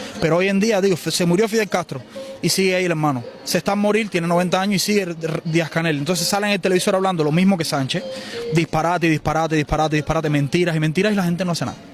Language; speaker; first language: Spanish; native; Spanish